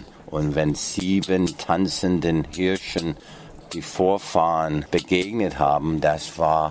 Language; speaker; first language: German; non-native, fluent; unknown